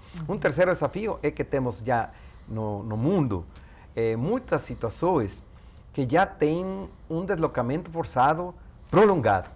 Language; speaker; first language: Portuguese; non-native, fluent; Spanish